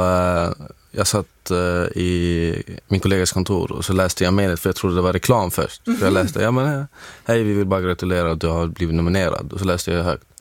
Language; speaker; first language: Swedish; non-native, fluent; Arabic